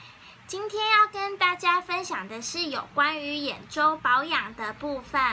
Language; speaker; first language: Chinese; native; Chinese